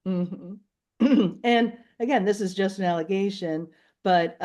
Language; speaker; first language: English; native; English